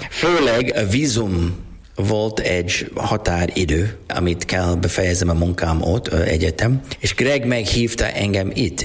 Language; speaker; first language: Hungarian; non-native, learner; English